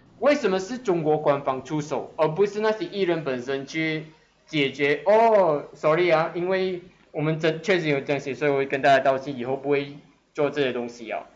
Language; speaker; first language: Chinese; native; Chinese